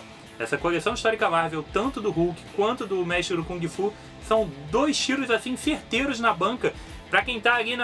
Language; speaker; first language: Portuguese; native; Portuguese